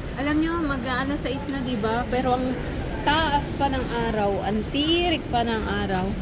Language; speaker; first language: Filipino; native; Filipino